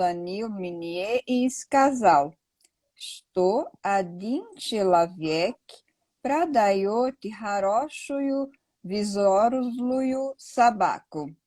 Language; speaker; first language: Russian; non-native, learner; Portuguese